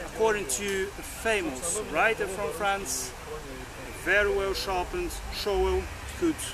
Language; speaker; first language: English; non-native, fluent; Portuguese